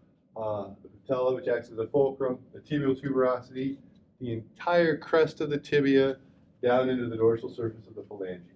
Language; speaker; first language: English; native; English